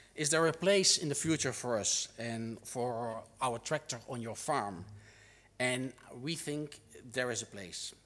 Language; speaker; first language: English; non-native, fluent; Dutch